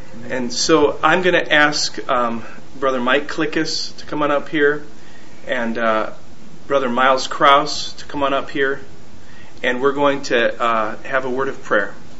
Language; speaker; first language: English; native; English